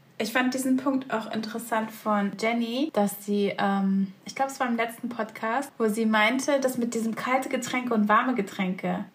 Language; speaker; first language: German; early bilingual, other home language; Turkish